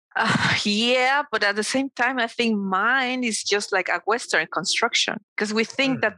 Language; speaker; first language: English; non-native, fluent; Spanish